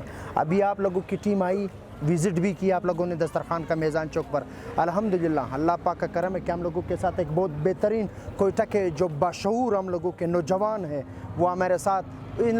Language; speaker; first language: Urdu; non-native, local second language; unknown